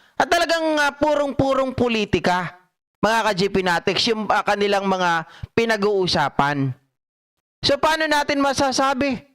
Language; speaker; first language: Filipino; non-native, local second language; Iloko